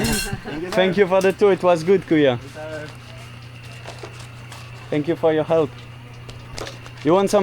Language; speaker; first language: English; non-native, learner; French